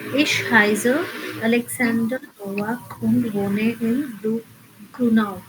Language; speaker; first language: German; non-native, learner; Hindi